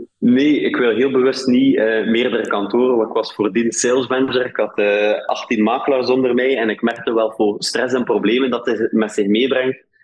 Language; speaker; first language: Dutch; native; Dutch